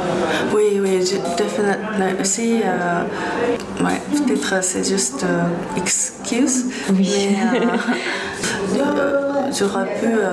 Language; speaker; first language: French; non-native, learner; Japanese